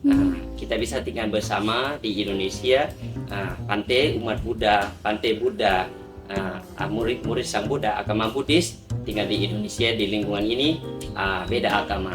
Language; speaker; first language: Indonesian; non-native, learner; Thai